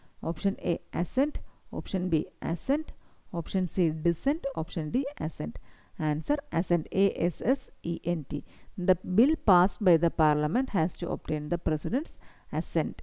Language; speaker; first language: English; non-native, local second language; Malayalam